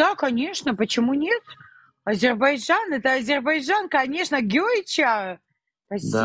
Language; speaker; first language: Russian; native; Russian